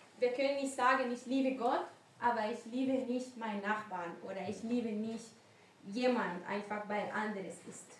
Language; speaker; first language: German; non-native, learner; Spanish